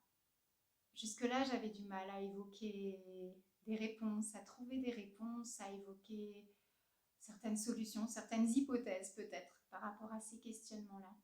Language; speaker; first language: French; native; French